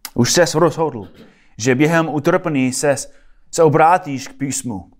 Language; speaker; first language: Czech; non-native, fluent; English